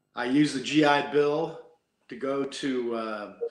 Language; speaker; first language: English; native; English